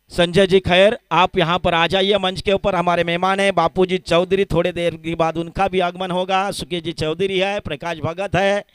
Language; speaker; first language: Hindi; non-native, local second language; Marathi